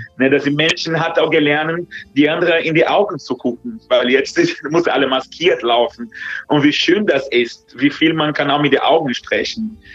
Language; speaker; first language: German; non-native, fluent; Portuguese